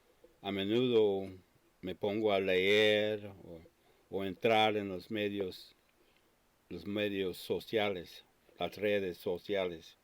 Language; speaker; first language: Spanish; non-native, fluent; English